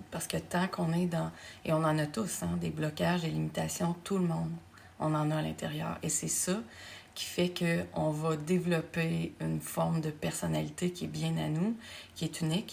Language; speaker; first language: French; native; French